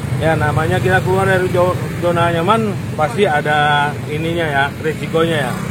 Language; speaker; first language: Indonesian; native; Indonesian